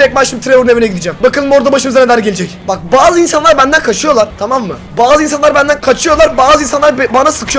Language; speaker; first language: Turkish; native; Turkish